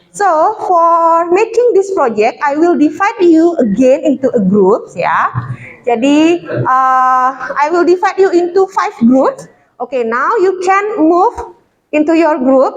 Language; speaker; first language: English; non-native, fluent; Indonesian